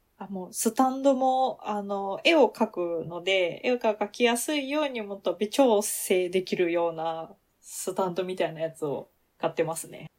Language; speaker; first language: Japanese; native; Japanese